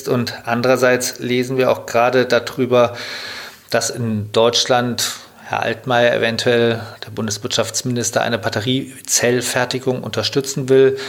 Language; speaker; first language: German; native; German